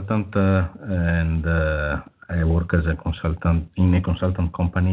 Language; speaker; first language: English; non-native, fluent; Italian